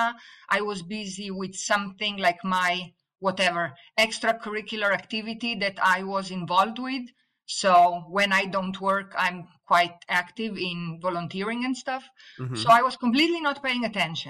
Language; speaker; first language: English; non-native, fluent; Slovenian